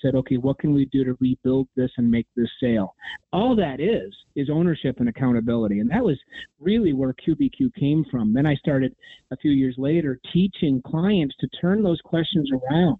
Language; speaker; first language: English; native; English